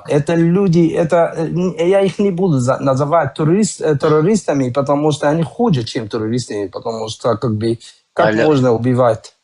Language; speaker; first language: Russian; non-native, learner; Kurdish